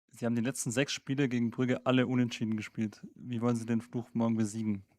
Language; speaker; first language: German; native; German